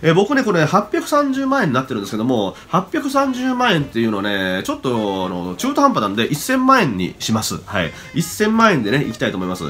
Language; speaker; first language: Japanese; native; Japanese